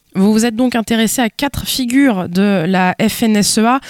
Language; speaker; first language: French; native; French